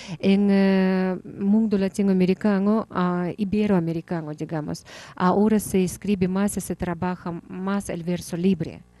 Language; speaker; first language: Spanish; non-native, fluent; Russian